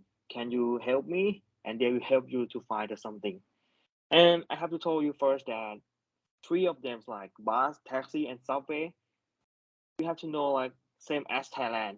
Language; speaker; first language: English; non-native, learner; Thai